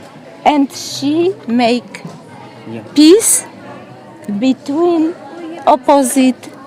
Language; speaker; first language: English; non-native, learner; Polish